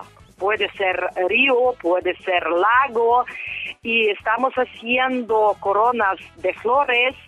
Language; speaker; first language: Spanish; non-native, fluent; Ukrainian